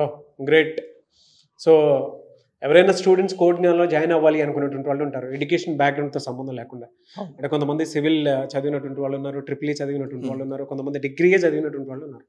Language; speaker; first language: Telugu; native; Telugu